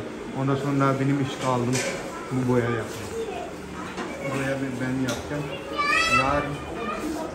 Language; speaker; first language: Turkish; non-native, learner; Urdu